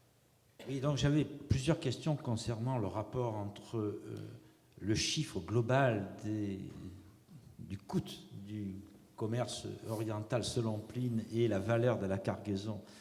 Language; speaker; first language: French; native; French